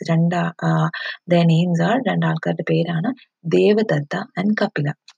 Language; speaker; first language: English; non-native, local second language; Malayalam